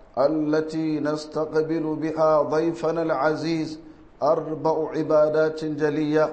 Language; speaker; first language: Arabic; non-native, fluent; Hausa